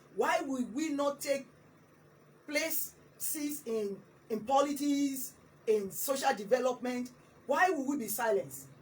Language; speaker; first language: English; non-native, local second language; Yoruba